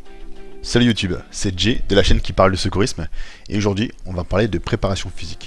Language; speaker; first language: French; native; French